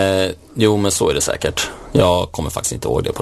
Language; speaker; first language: Swedish; native; Swedish